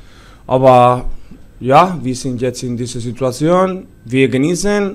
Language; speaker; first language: German; non-native, fluent; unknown